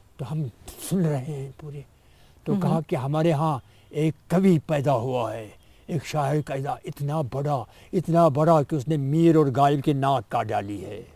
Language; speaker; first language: Urdu; non-native, local second language; Kashmiri